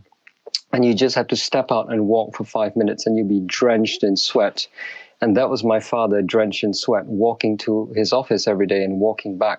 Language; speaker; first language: English; native; English